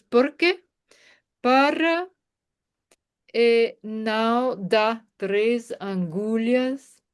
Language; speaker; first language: Portuguese; non-native, fluent; German